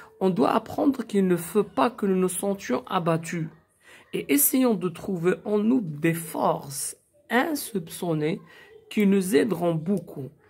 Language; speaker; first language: French; non-native, local second language; Arabic